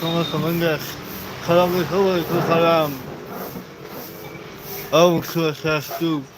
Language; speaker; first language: Indonesian; non-native, local second language; Balinese